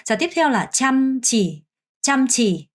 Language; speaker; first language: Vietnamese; non-native, fluent; Korean